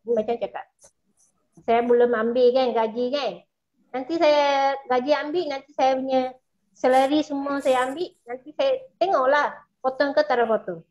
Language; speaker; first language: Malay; non-native, local second language; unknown